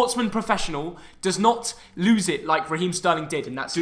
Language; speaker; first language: English; native; English